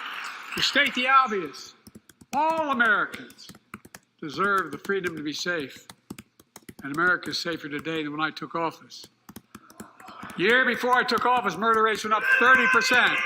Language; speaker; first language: English; native; English